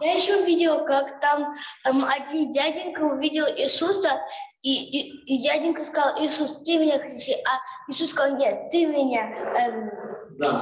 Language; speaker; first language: Russian; early bilingual, heritage; Russian